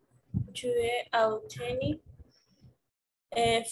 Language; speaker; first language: French; non-native, learner; Spanish